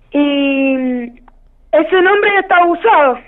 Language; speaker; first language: Spanish; native; Spanish